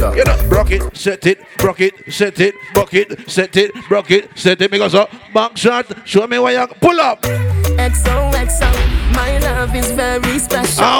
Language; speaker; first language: English; non-native, local second language; Jamaican Creole English